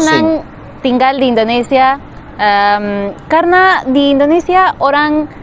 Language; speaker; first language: Indonesian; non-native, learner; Spanish